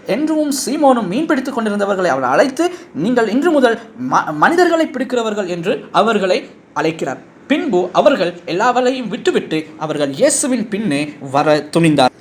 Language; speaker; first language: Tamil; non-native, fluent; English